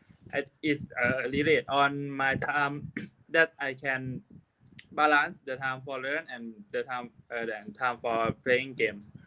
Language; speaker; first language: English; non-native, learner; Thai